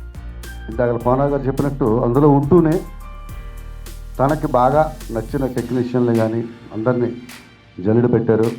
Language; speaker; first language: Telugu; native; Telugu